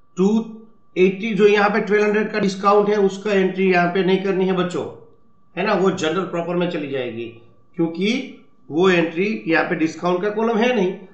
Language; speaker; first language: Hindi; non-native, local second language; Gujarati